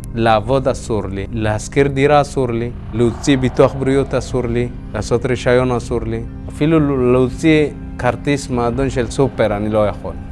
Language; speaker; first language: Hebrew; non-native, fluent; Tigrinya